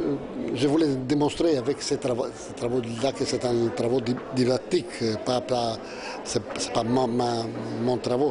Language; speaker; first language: French; non-native, fluent; Italian